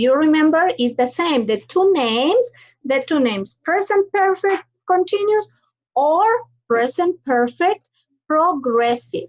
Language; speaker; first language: English; non-native, fluent; Spanish